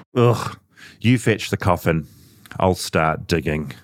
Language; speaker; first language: English; native; English